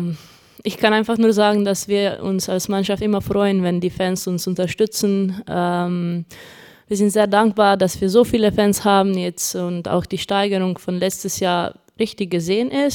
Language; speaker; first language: German; non-native, fluent; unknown